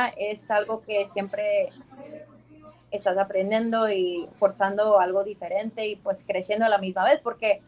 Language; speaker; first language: Spanish; early bilingual, heritage; Spanish